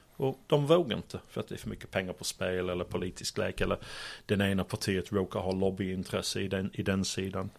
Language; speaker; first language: Swedish; non-native, fluent; English